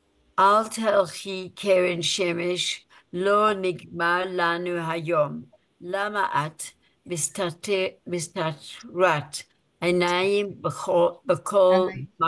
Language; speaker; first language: Hebrew; non-native, learner; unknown